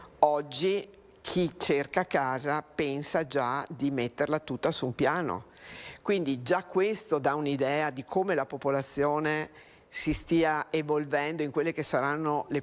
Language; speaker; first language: Italian; native; Italian